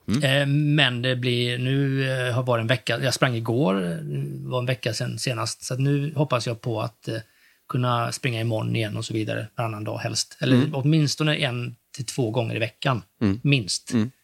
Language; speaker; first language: Swedish; native; Swedish